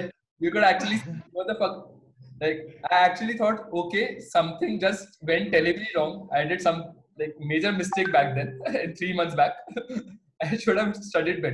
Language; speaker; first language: English; non-native, local second language; Hindi